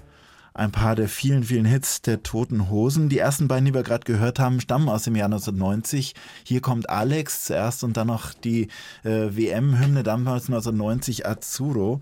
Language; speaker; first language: German; native; German